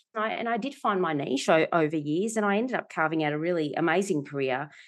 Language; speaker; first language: English; native; English